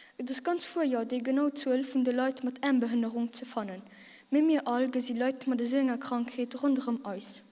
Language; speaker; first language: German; non-native, learner; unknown